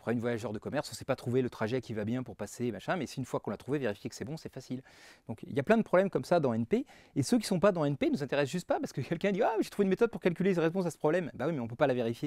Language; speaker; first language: French; native; French